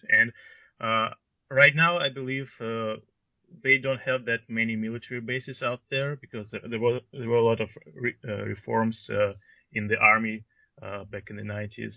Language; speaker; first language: English; non-native, fluent; Russian